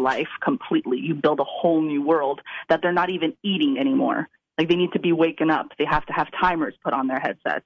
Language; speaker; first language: English; non-native, fluent; Italian